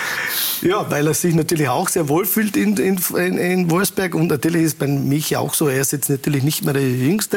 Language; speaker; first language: German; native; German